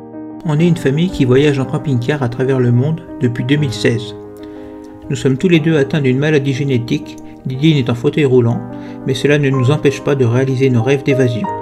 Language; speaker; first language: French; native; French